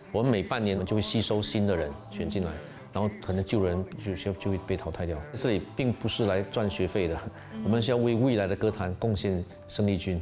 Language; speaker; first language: Chinese; native; Chinese